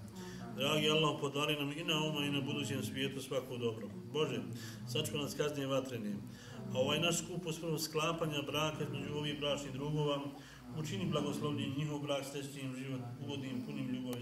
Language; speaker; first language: Bosnian; native; Bosnian